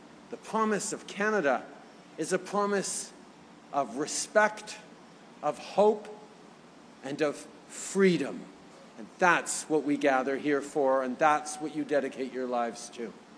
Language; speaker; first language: English; early bilingual, other home language; French